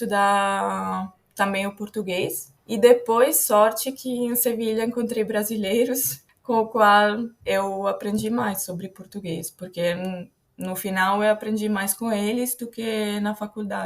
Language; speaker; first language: Portuguese; non-native, fluent; Italian